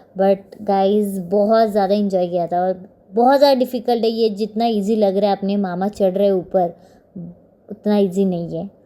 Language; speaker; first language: Hindi; non-native, local second language; Marathi